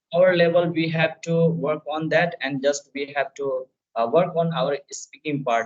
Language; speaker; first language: English; non-native, fluent; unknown